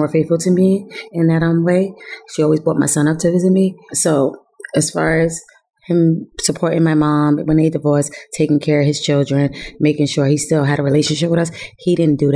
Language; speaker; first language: English; native; English